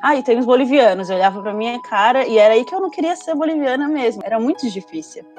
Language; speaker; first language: Portuguese; early bilingual, other home language; Spanish